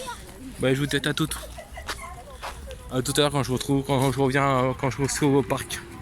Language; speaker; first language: French; native; French